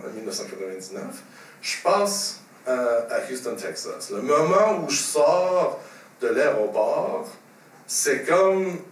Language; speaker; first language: French; native; French